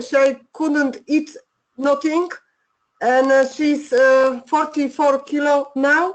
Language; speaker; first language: English; non-native, learner; Polish